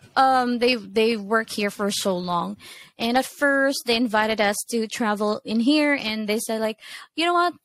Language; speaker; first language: English; non-native, local second language; Cebuano